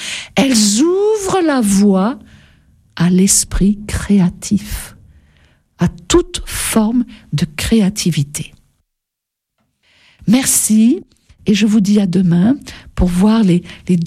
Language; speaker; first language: French; native; French